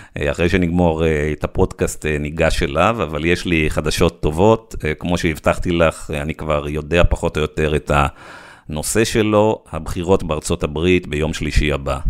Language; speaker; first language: Hebrew; native; Hebrew